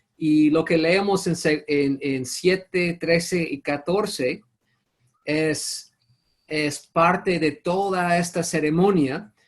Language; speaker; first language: Spanish; non-native, fluent; English